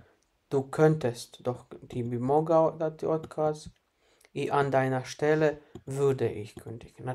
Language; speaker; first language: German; non-native, fluent; Bosnian